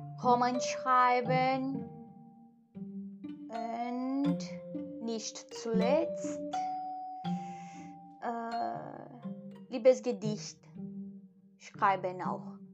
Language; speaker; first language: German; non-native, learner; Portuguese